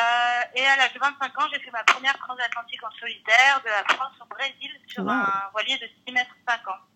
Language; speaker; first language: French; native; French